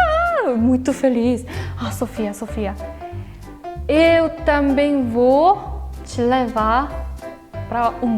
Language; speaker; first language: Portuguese; non-native, fluent; Korean